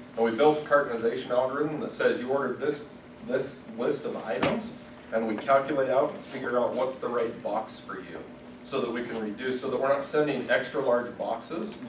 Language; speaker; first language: English; native; English